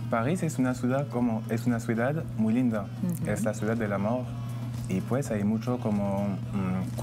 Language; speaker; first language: Spanish; non-native, fluent; French